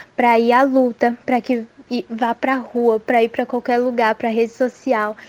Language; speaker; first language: Portuguese; native; Portuguese